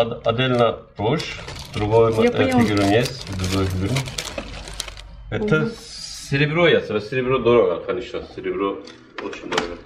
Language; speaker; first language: Russian; non-native, learner; Turkish